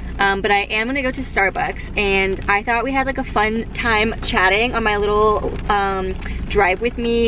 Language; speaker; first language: English; native; English